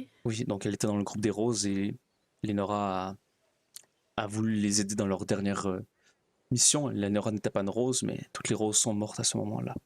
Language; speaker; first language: French; native; French